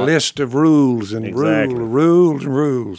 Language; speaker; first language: English; native; English